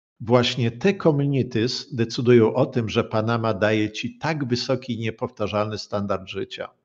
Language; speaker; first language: Polish; native; Polish